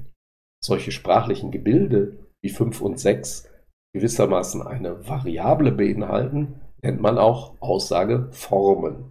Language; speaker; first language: German; native; German